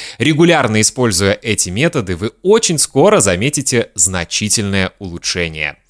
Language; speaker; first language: Russian; native; Russian